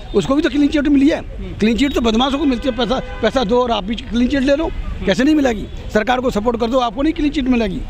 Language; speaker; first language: Hindi; native; Hindi